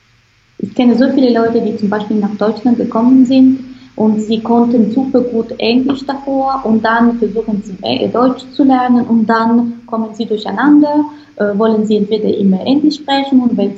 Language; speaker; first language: German; non-native, fluent; Italian